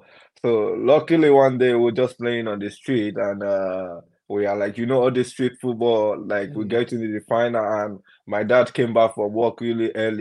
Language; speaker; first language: English; non-native, local second language; Yoruba